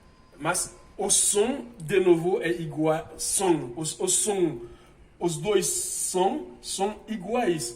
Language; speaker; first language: Portuguese; non-native, fluent; Haitian Creole